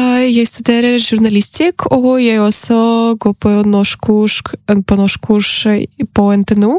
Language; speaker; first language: Norwegian; non-native, learner; Ukrainian